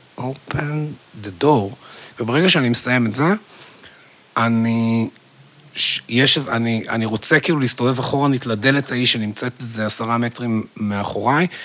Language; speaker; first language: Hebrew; native; Hebrew